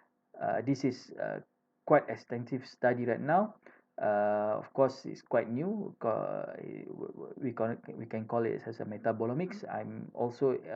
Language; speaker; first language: English; non-native, fluent; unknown